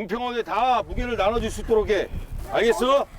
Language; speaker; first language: Korean; native; Korean